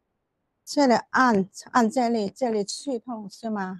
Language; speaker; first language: Chinese; non-native, local second language; Cantonese